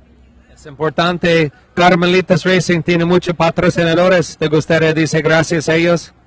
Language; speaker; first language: Spanish; non-native, learner; English